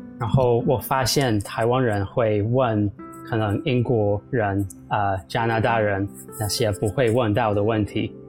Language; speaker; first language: Chinese; non-native, fluent; English